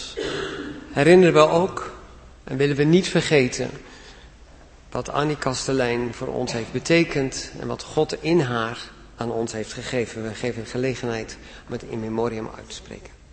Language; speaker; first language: Dutch; native; Dutch